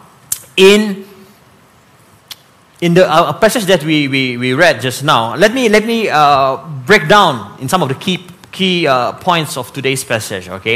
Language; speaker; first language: English; non-native, local second language; Malay